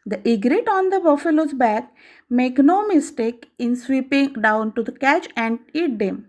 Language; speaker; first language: English; non-native, local second language; Marathi